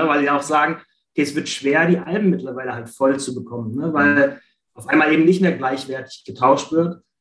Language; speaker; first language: German; native; German